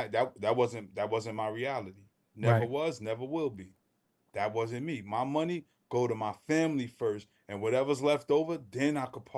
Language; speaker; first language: English; native; English